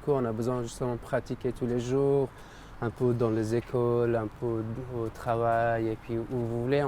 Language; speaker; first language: French; non-native, fluent; Persian